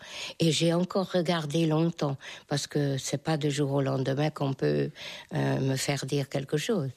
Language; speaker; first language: French; non-native, fluent; Hungarian